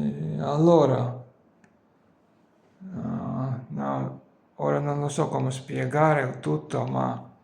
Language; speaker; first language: Italian; non-native, learner; Georgian